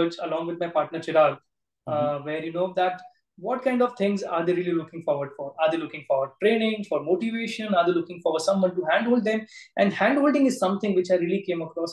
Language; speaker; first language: English; non-native, local second language; Gujarati